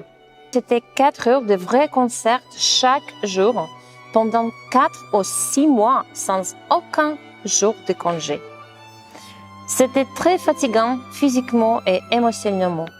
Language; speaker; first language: French; non-native, fluent; Russian